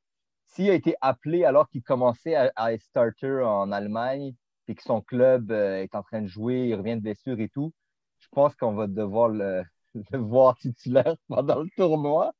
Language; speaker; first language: French; native; French